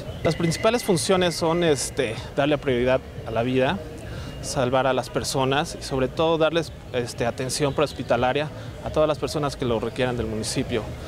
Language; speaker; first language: Spanish; native; Spanish